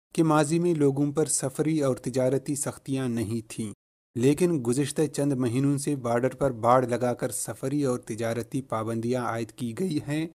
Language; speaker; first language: Urdu; non-native, local second language; Baluchi